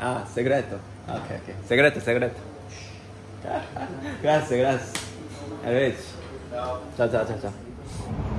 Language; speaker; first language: Italian; non-native, learner; Korean